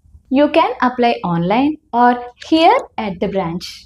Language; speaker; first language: English; non-native, local second language; Telugu